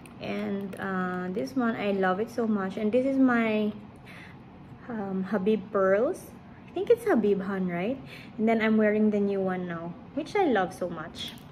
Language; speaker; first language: English; non-native, local second language; Hiligaynon